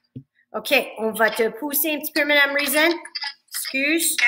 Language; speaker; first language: French; non-native, fluent; English